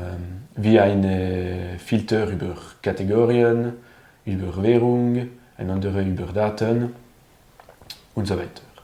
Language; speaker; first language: German; non-native, learner; French